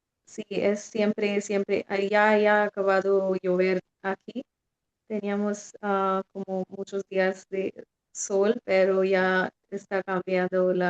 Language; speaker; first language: Spanish; non-native, fluent; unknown